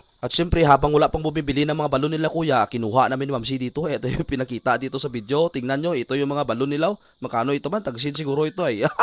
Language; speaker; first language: Filipino; non-native, local second language; Hiligaynon